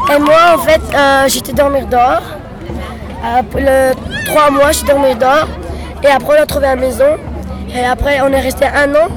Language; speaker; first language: French; non-native, learner; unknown